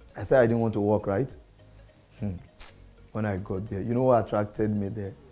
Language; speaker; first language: English; non-native, local second language; Yoruba